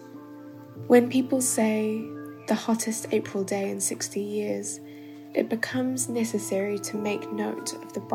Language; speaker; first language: English; native; English